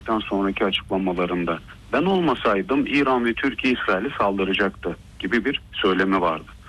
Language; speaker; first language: Turkish; early bilingual, heritage; Turkish